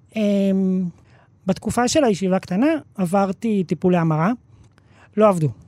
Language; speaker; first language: Hebrew; native; Hebrew